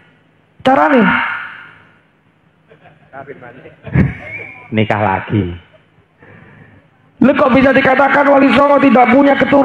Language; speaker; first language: Indonesian; native; Indonesian